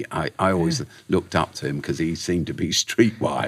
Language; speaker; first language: English; native; English